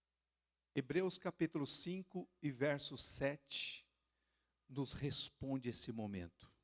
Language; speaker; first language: Portuguese; native; Portuguese